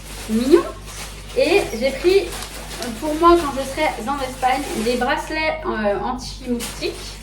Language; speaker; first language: French; native; French